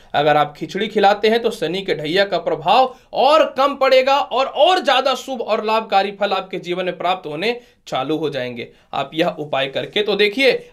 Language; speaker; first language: Hindi; native; Hindi